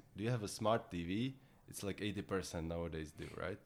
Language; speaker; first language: English; non-native, fluent; Czech